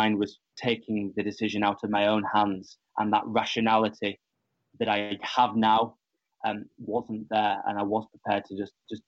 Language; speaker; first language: English; native; English